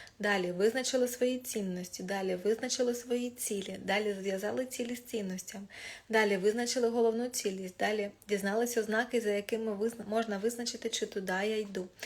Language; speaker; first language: Ukrainian; non-native, local second language; Russian